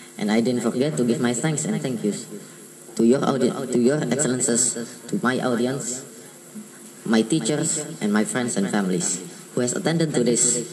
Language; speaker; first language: English; non-native, fluent; Indonesian